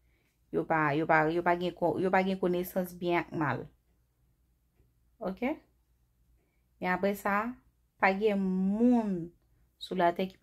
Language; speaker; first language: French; non-native, local second language; Haitian Creole